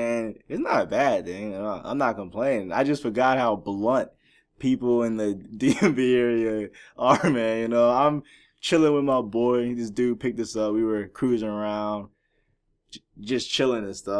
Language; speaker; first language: English; native; English